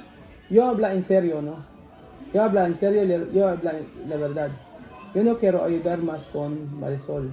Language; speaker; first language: Spanish; non-native, learner; Filipino